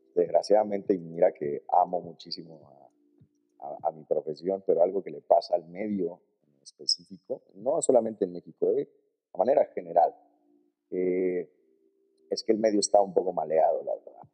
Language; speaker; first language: Spanish; native; Spanish